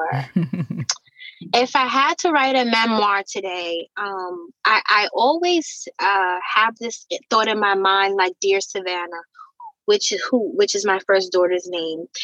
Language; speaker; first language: English; native; English